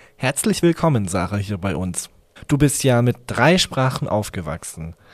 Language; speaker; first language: German; early bilingual, other home language; Hungarian